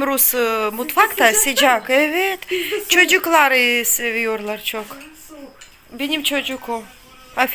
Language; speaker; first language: Turkish; non-native, learner; Russian